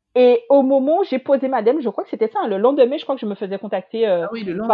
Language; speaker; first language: French; native; French